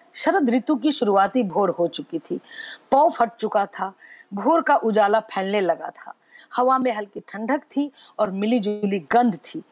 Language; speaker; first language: Hindi; native; Hindi